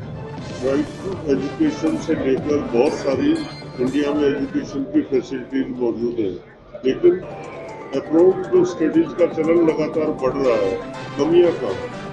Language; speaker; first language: Hindi; native; Hindi